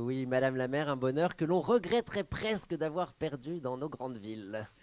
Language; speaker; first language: French; native; French